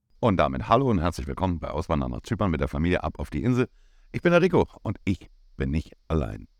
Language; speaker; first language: German; native; German